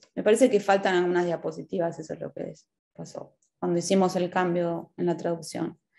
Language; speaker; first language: Spanish; native; Spanish